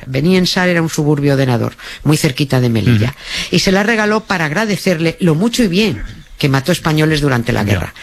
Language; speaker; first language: Spanish; native; Spanish